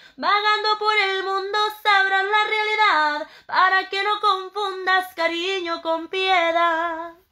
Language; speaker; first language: Spanish; native; Spanish